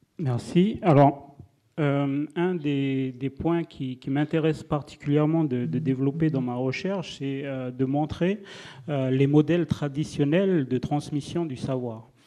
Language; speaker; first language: French; non-native, local second language; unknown